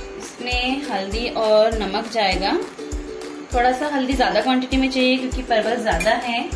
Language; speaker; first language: Hindi; non-native, local second language; Bangla